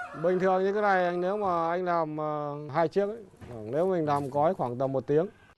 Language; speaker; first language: Vietnamese; native; Vietnamese